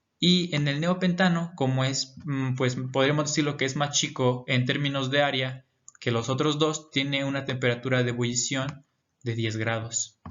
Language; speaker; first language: Spanish; native; Spanish